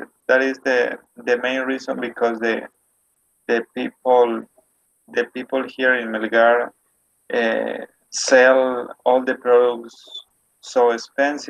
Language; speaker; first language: English; non-native, learner; Spanish